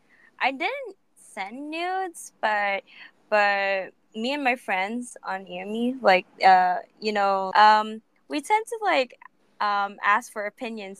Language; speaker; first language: English; non-native, local second language; Cebuano